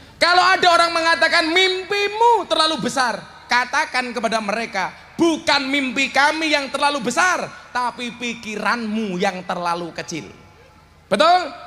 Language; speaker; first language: Indonesian; non-native, local second language; Javanese